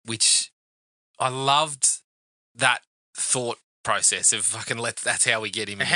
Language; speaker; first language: English; native; English